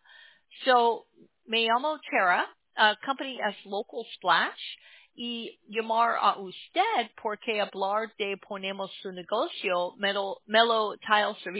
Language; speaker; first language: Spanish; non-native, learner; English